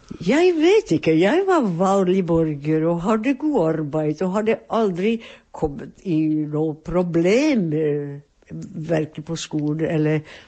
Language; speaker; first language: Norwegian; non-native, fluent; Czech